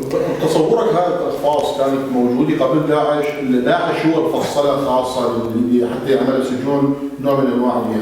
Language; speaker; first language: Arabic; native; Arabic